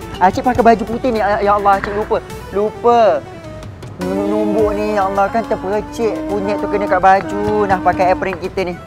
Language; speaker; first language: Malay; native; Malay